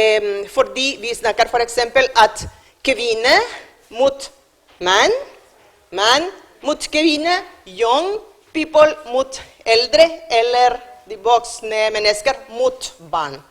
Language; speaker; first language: Norwegian; non-native, learner; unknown